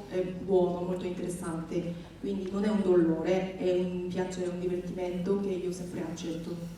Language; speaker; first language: Italian; non-native, fluent; Korean